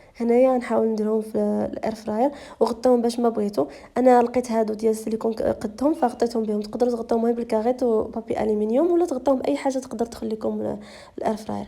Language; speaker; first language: Arabic; native; Arabic